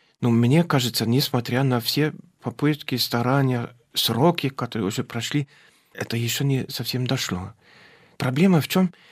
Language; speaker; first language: Russian; non-native, fluent; German